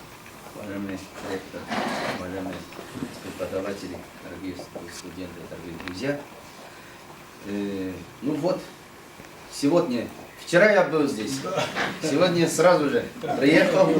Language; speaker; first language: Russian; non-native, fluent; Chinese